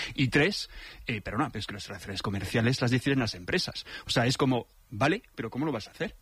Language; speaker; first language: Spanish; non-native, fluent; French